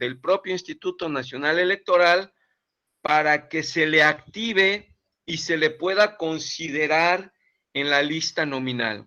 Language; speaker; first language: Spanish; native; Spanish